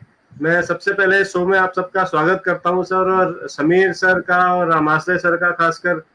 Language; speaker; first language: Hindi; native; Hindi